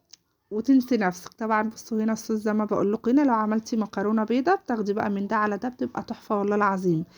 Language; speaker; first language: Arabic; native; Arabic